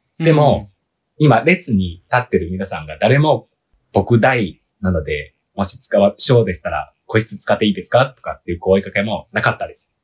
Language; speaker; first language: Japanese; non-native, fluent; Chinese